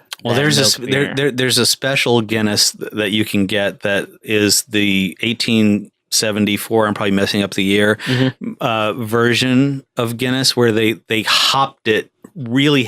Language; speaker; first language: English; native; English